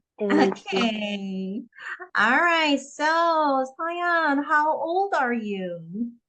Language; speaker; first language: English; non-native, fluent; Korean